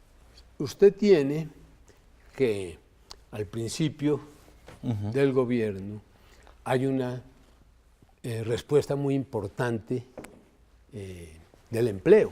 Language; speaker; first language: Spanish; native; Spanish